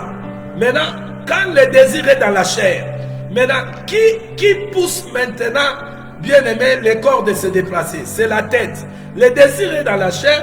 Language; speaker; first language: French; non-native, local second language; Lingala